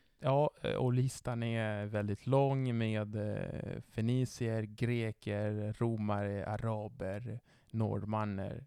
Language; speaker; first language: Swedish; non-native, fluent; Italian